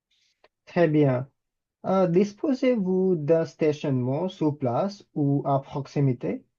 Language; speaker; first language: French; non-native, fluent; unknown